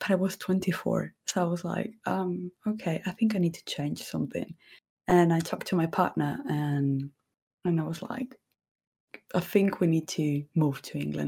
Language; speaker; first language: English; non-native, fluent; Spanish